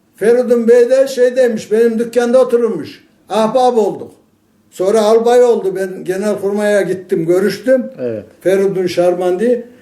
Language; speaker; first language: Turkish; native; Turkish